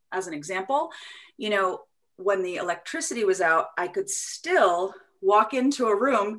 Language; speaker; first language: English; native; English